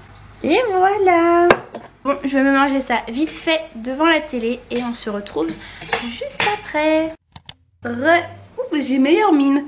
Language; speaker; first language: French; native; French